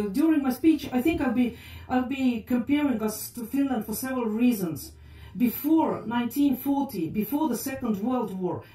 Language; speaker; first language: English; non-native, fluent; Estonian